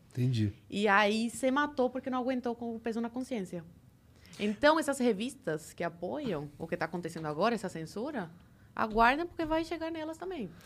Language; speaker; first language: Portuguese; early bilingual, other home language; Spanish